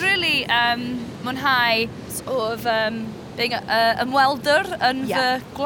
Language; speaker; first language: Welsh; non-native, learner; English